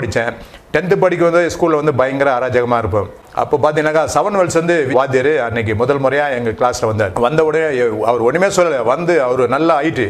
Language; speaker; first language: Tamil; native; Tamil